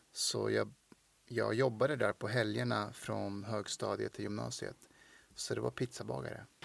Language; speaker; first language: Swedish; early bilingual, other home language; Persian